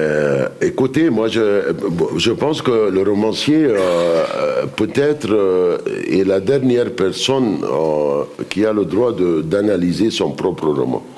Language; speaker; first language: French; non-native, fluent; Arabic